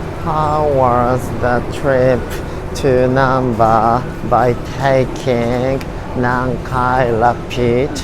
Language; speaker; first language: English; non-native, learner; Japanese